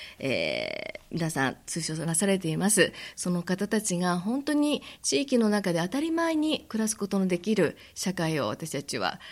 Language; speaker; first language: Japanese; native; Japanese